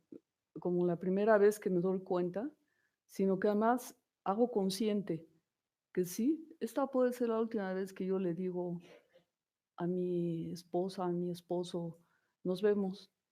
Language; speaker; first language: Spanish; native; Spanish